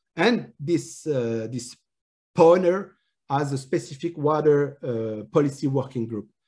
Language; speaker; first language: English; non-native, fluent; French